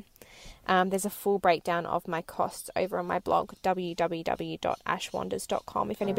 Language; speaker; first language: English; native; English